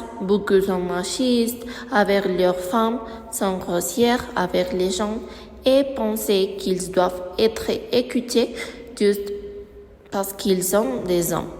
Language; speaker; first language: French; non-native, learner; Spanish